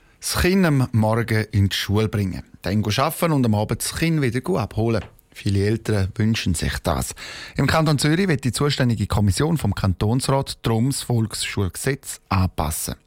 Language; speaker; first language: German; native; German